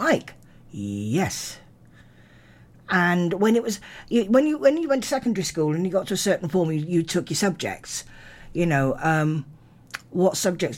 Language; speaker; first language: English; native; English